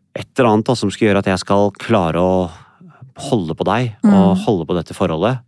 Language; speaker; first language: Norwegian; early bilingual, other home language; Punjabi